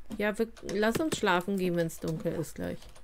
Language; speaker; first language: German; native; German